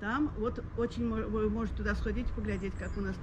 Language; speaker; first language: Russian; native; Russian